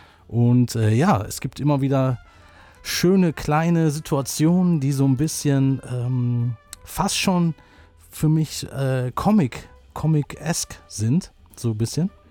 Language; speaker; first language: German; native; German